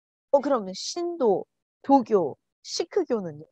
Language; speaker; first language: Korean; non-native, learner; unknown